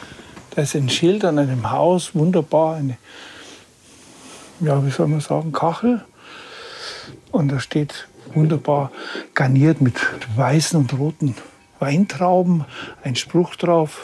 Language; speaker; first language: German; native; German